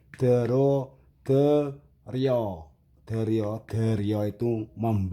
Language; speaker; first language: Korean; non-native, fluent; Indonesian